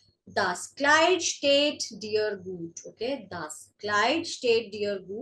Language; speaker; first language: German; non-native, fluent; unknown